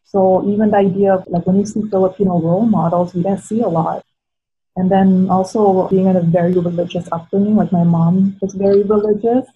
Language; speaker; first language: English; non-native, fluent; Filipino